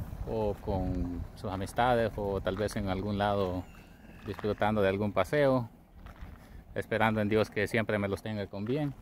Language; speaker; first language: Spanish; native; Spanish